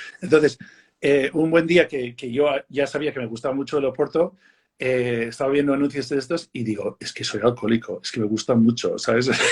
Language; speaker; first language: Spanish; non-native, fluent; English